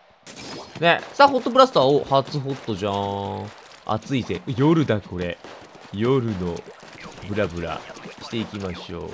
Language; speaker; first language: Japanese; native; Japanese